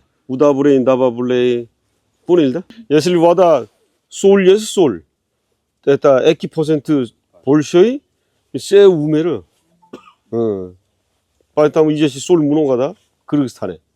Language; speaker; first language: Russian; non-native, learner; Korean